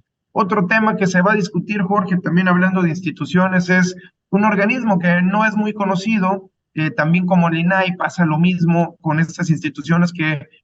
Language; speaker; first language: Spanish; native; Spanish